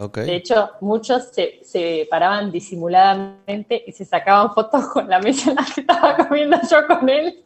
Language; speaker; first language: Spanish; native; Spanish